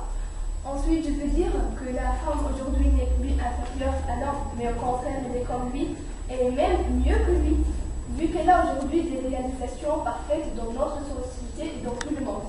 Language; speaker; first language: French; non-native, fluent; Arabic